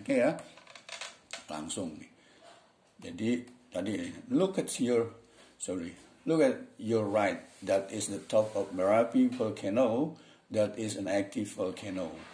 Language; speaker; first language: English; non-native, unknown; Indonesian